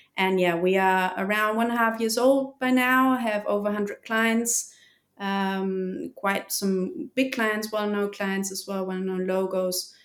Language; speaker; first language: English; non-native, fluent; German